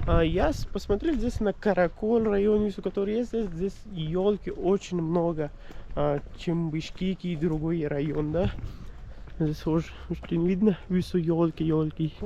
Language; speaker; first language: Russian; non-native, learner; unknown